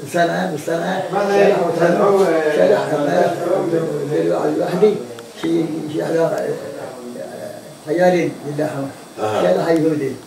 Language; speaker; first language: Hebrew; non-native, learner; Arabic